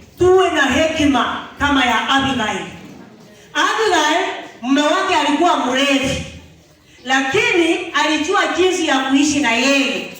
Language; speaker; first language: Swahili; non-native, local second language; Gusii